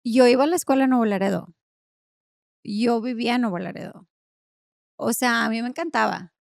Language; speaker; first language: Spanish; early bilingual, other home language; English